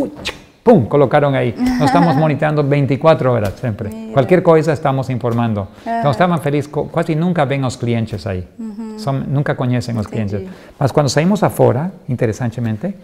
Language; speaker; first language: Portuguese; non-native, fluent; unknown